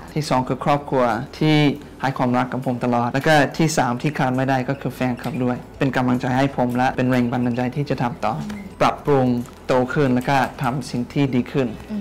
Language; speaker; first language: Thai; non-native, fluent; English